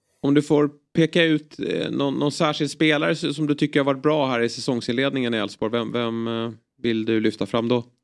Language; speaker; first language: Swedish; native; Swedish